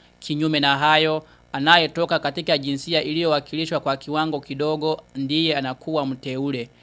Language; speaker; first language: Swahili; non-native, local second language; Rundi